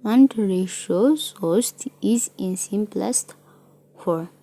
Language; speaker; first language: English; non-native, local second language; Amharic